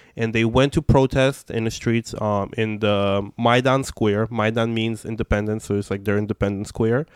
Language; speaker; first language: English; non-native, fluent; Russian